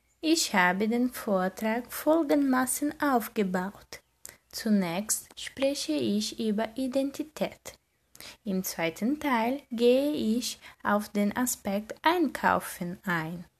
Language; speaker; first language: German; non-native, learner; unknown